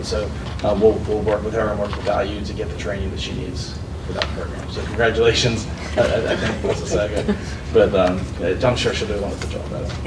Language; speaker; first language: English; native; English